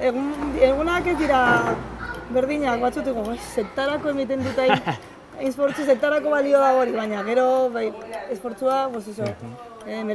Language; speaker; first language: Basque; non-native, local second language; Spanish